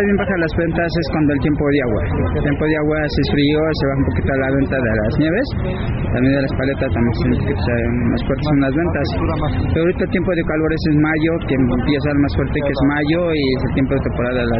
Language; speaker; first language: Spanish; non-native, local second language; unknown